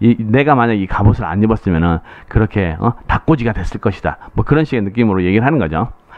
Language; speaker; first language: Korean; native; Korean